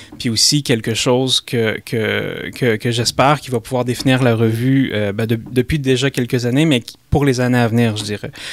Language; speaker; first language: French; native; French